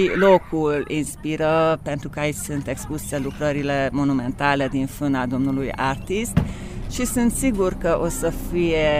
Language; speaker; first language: Romanian; non-native, local second language; Hungarian